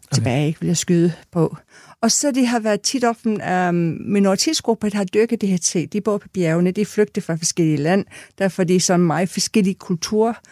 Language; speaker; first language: Danish; non-native, fluent; English